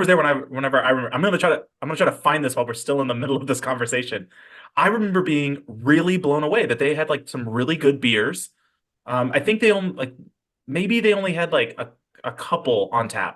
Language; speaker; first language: English; native; English